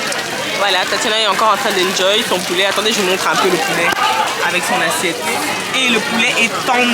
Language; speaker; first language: French; native; French